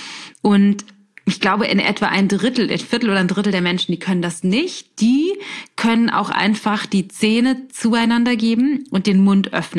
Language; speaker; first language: German; native; German